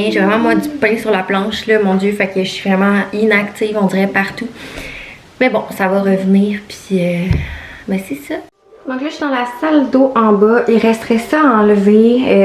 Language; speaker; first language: French; native; French